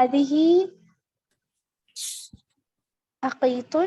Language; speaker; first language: Arabic; non-native, learner; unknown